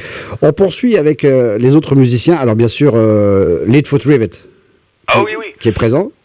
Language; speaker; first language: French; native; French